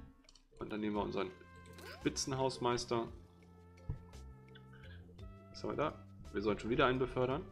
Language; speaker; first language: German; native; German